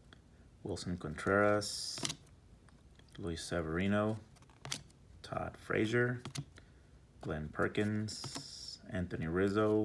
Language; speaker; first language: English; native; English